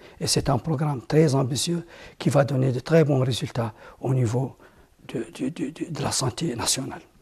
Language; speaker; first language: French; non-native, local second language; Arabic